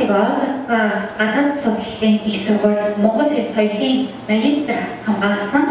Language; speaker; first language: Mongolian; native; Mongolian